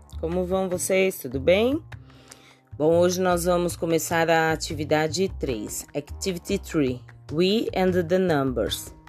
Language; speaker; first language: Portuguese; native; Portuguese